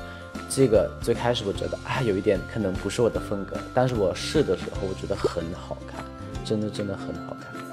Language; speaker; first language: Chinese; non-native, fluent; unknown